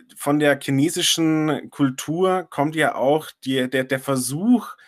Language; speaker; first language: German; non-native, fluent; Chinese